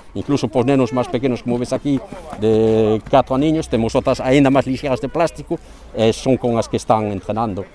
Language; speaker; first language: Galician; non-native, fluent; French